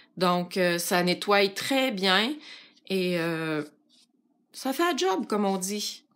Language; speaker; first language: French; native; French